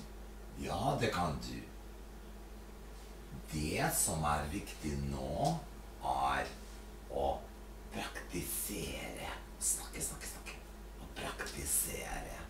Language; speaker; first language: Norwegian; non-native, fluent; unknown